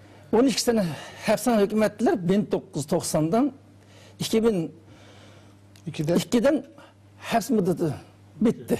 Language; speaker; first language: Turkish; non-native, learner; Uyghur